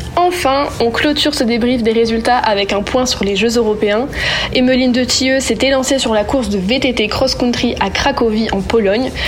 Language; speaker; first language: French; native; French